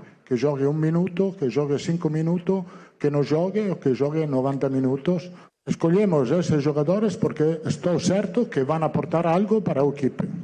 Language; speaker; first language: Portuguese; non-native, fluent; Italian